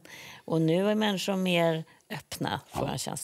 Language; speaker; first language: Swedish; native; Swedish